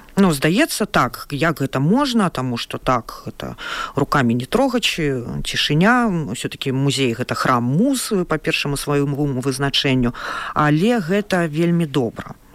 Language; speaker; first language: Belarusian; native; Belarusian